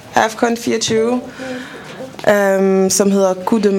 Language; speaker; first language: Danish; non-native, fluent; French